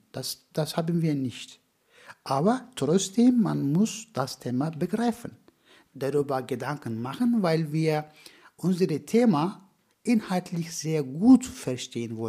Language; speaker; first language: German; non-native, fluent; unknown